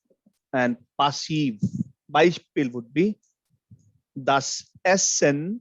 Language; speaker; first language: German; non-native, fluent; Hindi